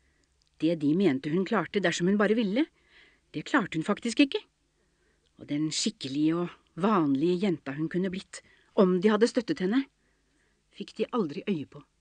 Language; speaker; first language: Norwegian; native; Norwegian